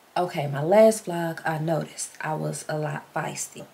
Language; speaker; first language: English; native; English